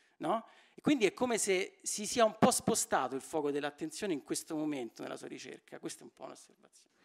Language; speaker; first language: Italian; native; Italian